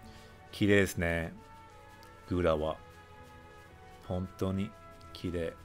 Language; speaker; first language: Japanese; non-native, fluent; English